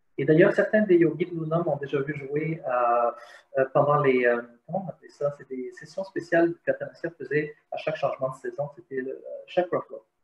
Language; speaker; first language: French; early bilingual, other home language; Arabic